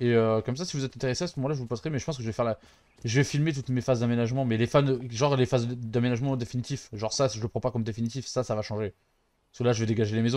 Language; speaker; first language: French; native; French